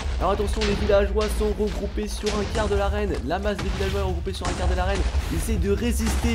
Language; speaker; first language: French; native; French